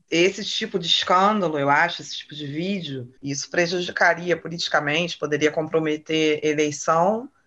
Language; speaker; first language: Portuguese; native; Portuguese